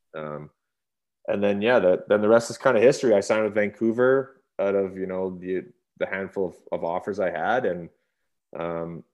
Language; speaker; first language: English; native; English